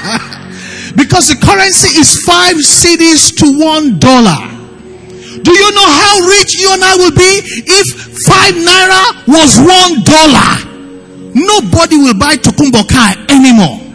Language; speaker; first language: English; non-native, local second language; Yoruba